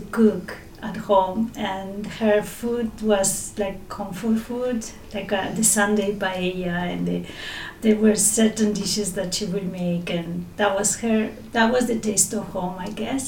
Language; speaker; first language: English; non-native, fluent; Spanish